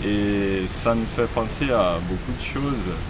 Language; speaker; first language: French; non-native, fluent; Portuguese